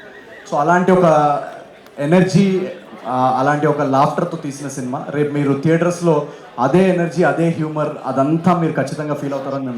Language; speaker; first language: Telugu; native; Telugu